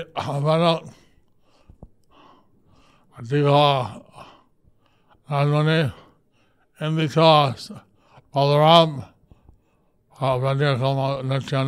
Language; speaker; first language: Spanish; non-native, learner; English